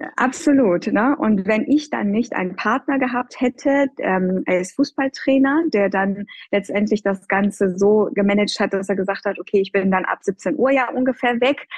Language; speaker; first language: German; non-native, fluent; Persian